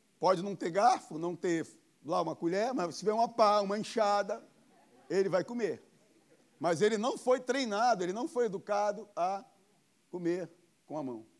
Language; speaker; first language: Portuguese; native; Portuguese